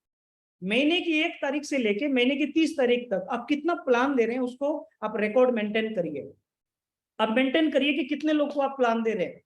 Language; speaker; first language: Hindi; native; Hindi